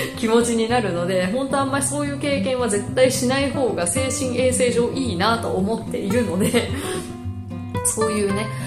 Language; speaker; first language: Japanese; native; Japanese